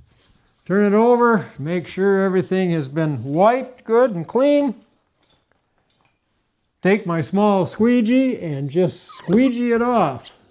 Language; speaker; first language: English; native; English